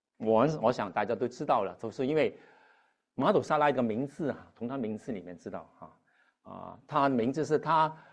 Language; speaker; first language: Chinese; non-native, local second language; Cantonese